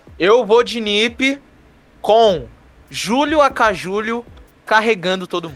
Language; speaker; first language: Portuguese; native; Portuguese